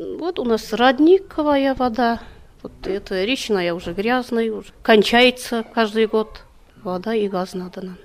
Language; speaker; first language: Russian; non-native, local second language; Bashkir